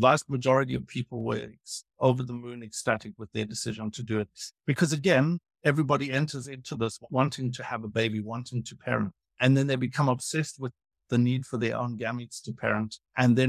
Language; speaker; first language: English; native; English